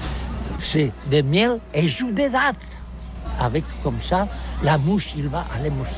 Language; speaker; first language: French; non-native, learner; Catalan